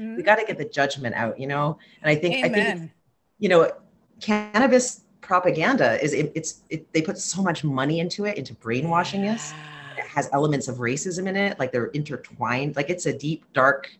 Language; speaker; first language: English; native; English